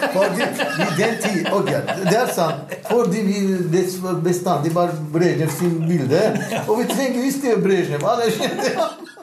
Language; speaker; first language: Norwegian; non-native, learner; Armenian